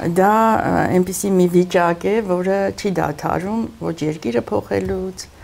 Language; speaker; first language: Armenian; native; Armenian